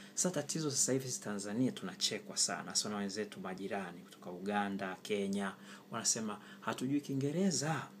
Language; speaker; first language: Swahili; non-native, local second language; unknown